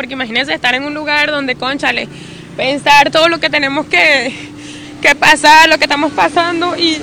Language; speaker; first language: Spanish; native; Spanish